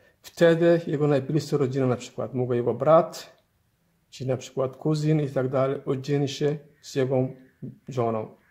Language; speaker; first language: Polish; non-native, fluent; Somali